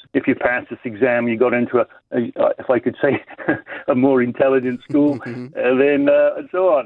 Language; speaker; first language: English; native; English